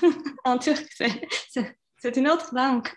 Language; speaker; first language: French; non-native, fluent; Turkish